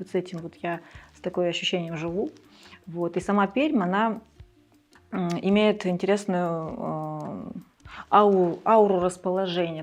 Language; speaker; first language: Russian; early bilingual, other home language; Georgian